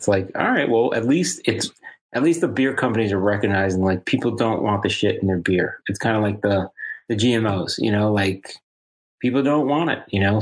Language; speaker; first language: English; native; English